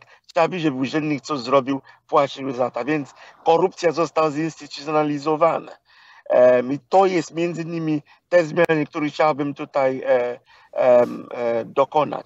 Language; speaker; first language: Polish; non-native, fluent; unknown